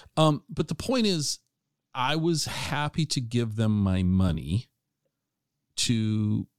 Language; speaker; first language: English; native; English